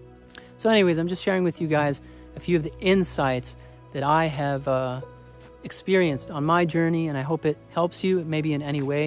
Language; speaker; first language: English; native; English